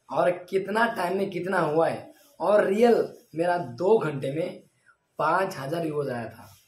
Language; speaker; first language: Hindi; non-native, local second language; Marathi